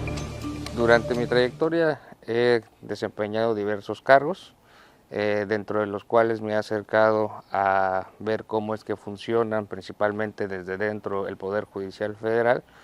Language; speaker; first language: Spanish; native; Spanish